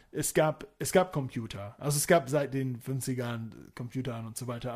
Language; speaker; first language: German; non-native, fluent; English